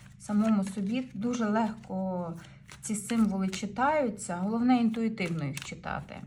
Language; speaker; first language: Ukrainian; non-native, local second language; Russian